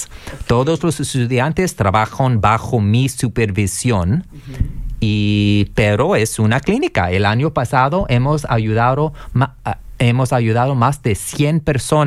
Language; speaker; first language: Spanish; non-native, learner; English